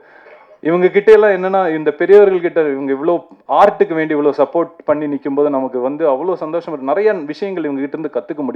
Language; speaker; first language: Tamil; native; Tamil